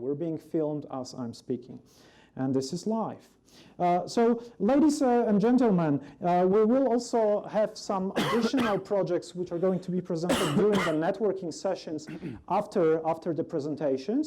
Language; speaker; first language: English; non-native, fluent; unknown